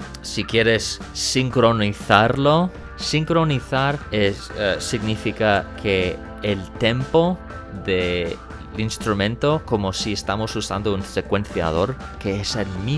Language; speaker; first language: Spanish; non-native, fluent; English